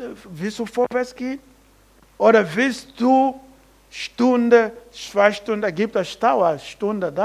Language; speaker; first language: German; non-native, learner; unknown